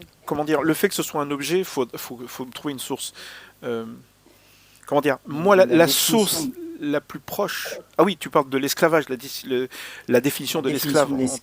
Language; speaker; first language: French; native; French